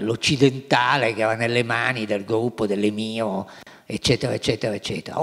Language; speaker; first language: Italian; native; Italian